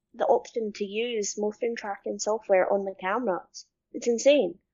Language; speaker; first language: English; native; English